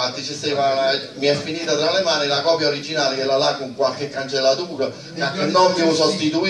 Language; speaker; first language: Italian; native; Italian